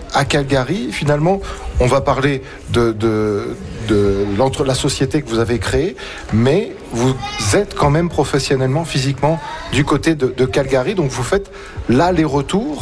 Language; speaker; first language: French; native; French